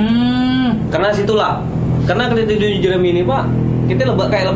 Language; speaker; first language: Malay; native; Malay